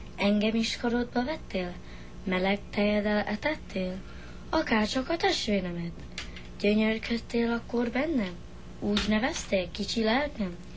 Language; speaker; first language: Hungarian; early bilingual, heritage; Hungarian